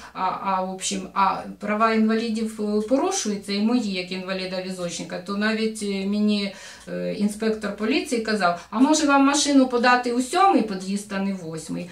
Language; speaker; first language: Ukrainian; native; Ukrainian